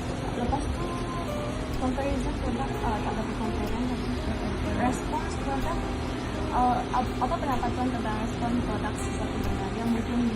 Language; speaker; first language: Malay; non-native, local second language; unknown